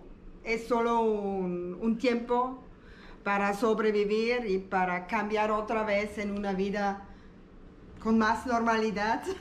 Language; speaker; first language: Spanish; non-native, learner; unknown